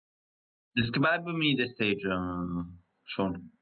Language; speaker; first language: English; non-native, learner; Italian